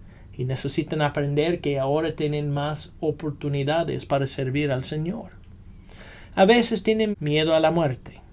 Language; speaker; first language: Spanish; non-native, fluent; English